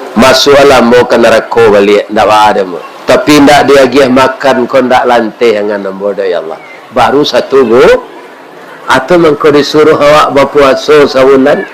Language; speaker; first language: Malay; non-native, local second language; Minangkabau